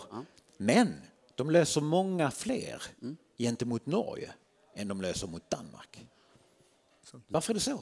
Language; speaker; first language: Swedish; native; Swedish